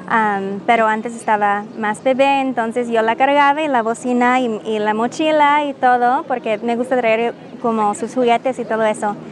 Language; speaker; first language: Spanish; non-native, fluent; English